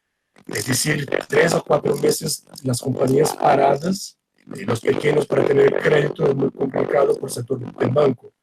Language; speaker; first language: Spanish; non-native, fluent; Portuguese